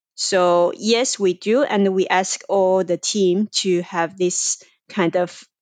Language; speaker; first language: English; non-native, fluent; Chinese